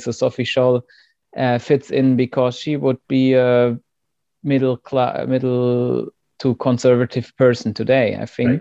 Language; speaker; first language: English; non-native, fluent; German